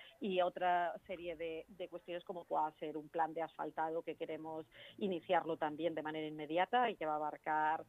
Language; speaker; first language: Spanish; native; Spanish